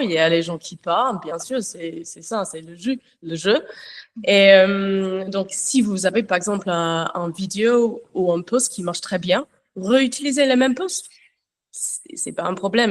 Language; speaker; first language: French; non-native, learner; English